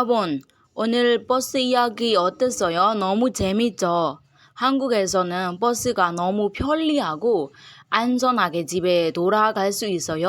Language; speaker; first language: Korean; non-native, learner; Burmese